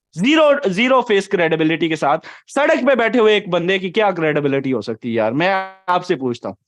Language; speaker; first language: Urdu; non-native, local second language; Punjabi